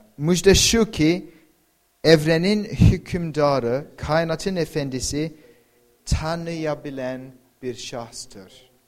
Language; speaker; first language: Turkish; non-native, fluent; English